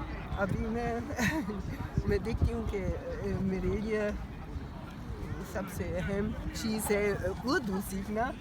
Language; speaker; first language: Hindi; non-native, learner; German